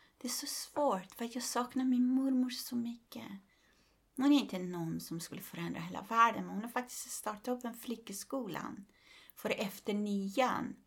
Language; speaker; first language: Swedish; non-native, fluent; Persian